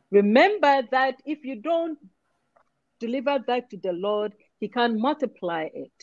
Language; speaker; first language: English; non-native, local second language; Akan